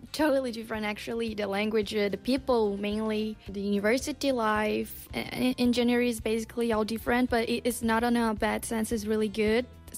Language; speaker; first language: English; non-native, fluent; Portuguese